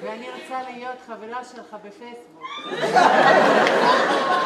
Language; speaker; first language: Hebrew; non-native, local second language; Arabic